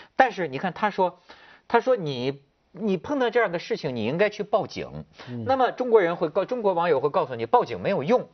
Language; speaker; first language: Chinese; native; Chinese